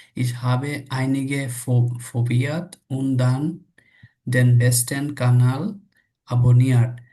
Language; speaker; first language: German; non-native, learner; Bangla